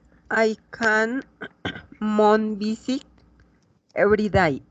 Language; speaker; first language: English; non-native, learner; Spanish